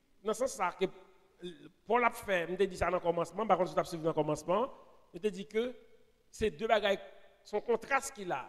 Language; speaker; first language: French; non-native, local second language; Haitian Creole